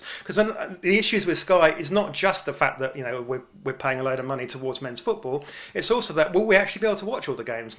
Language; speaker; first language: English; native; English